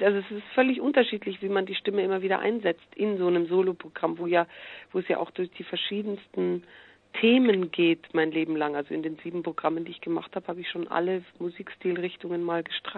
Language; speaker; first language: German; native; German